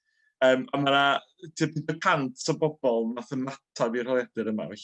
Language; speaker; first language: Welsh; native; Welsh